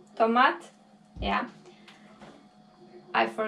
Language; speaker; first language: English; non-native, fluent; Polish